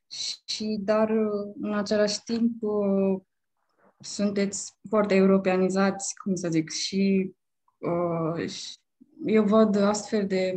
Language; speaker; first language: Romanian; non-native, fluent; Japanese